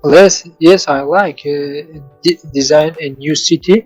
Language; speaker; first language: English; non-native, learner; Tajik